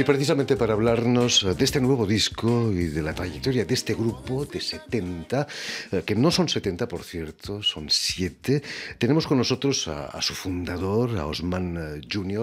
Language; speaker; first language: Spanish; native; Spanish